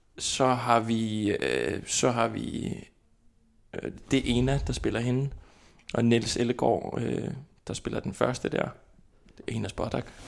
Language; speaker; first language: Danish; non-native, fluent; Icelandic